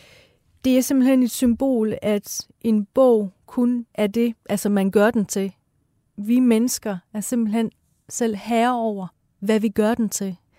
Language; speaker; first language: Danish; early bilingual, other home language; Persian